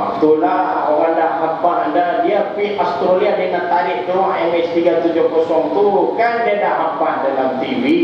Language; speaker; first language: Malay; non-native, local second language; Tamil